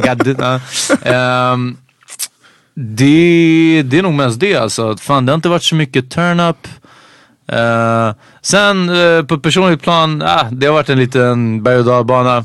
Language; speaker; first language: Swedish; non-native, fluent; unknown